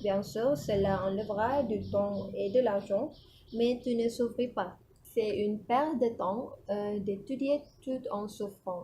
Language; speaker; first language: French; non-native, learner; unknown